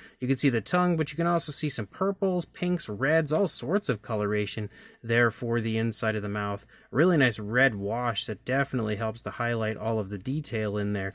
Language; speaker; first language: English; native; English